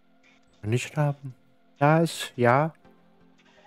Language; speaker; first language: German; native; German